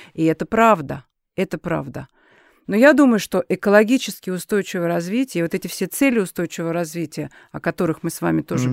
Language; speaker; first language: Russian; native; Russian